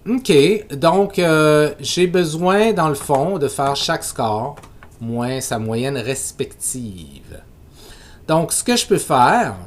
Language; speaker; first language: French; native; French